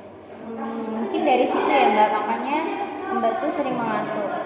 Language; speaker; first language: Indonesian; native; Indonesian